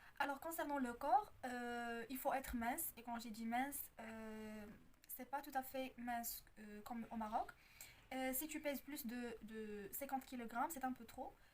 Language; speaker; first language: French; non-native, local second language; Arabic